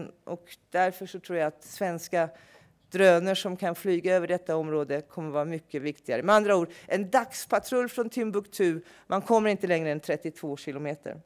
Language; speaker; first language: Swedish; non-native, fluent; English